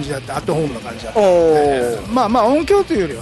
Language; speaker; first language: Japanese; native; Japanese